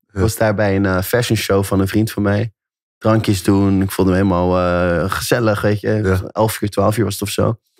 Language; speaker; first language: Dutch; native; Dutch